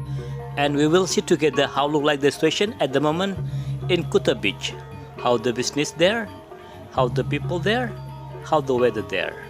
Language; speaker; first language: English; non-native, local second language; Indonesian